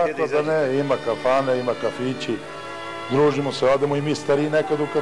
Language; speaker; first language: Bosnian; native; Bosnian